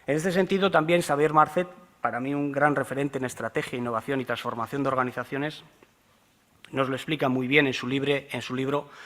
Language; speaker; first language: Spanish; native; Spanish